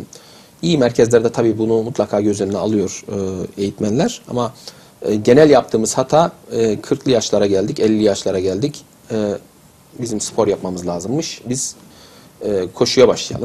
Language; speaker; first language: Turkish; native; Turkish